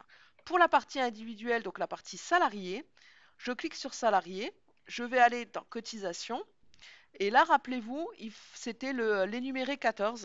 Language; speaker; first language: French; native; French